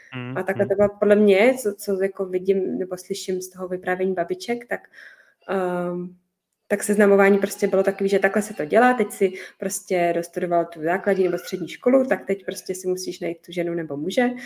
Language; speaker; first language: Czech; native; Czech